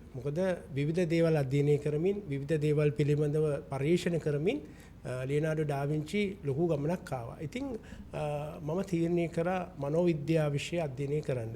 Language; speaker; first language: Sinhala; non-native, local second language; Malay